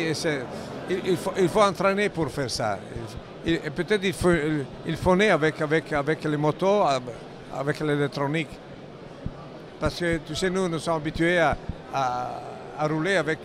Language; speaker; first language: French; non-native, fluent; Italian